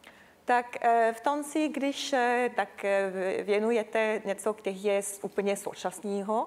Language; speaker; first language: Czech; non-native, learner; French